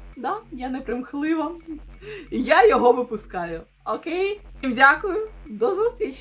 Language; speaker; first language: Ukrainian; non-native, local second language; Russian